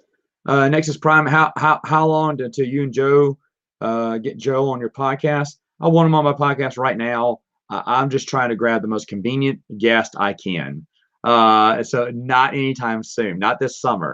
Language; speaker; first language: English; native; English